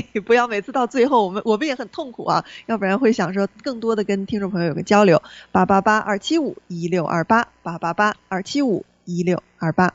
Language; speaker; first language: Chinese; native; Chinese